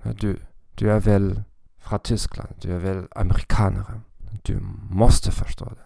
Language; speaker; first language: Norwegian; non-native, learner; German